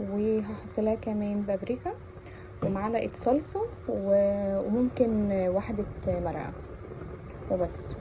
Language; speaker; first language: Arabic; native; Arabic